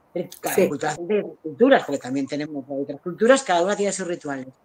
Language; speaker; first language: Spanish; native; Spanish